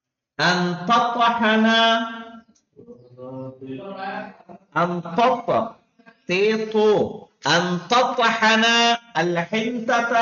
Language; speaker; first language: Arabic; non-native, fluent; Urdu